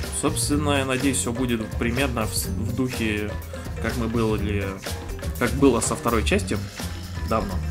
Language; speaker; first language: Russian; non-native, fluent; Romanian